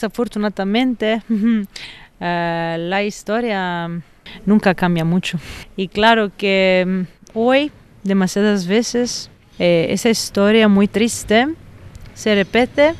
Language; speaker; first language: Spanish; non-native, fluent; Italian